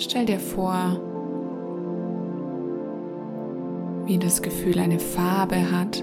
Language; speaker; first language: German; native; German